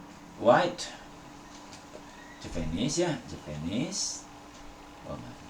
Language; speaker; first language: English; non-native, fluent; Indonesian